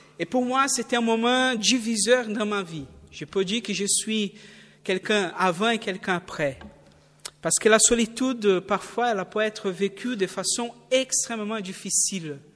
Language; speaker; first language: French; non-native, fluent; Portuguese